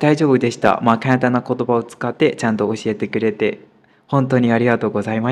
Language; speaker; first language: Japanese; non-native, fluent; Burmese